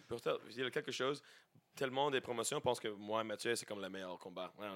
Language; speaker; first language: French; non-native, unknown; English